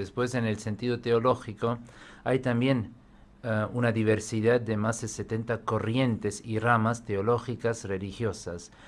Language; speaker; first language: Spanish; non-native, fluent; Urdu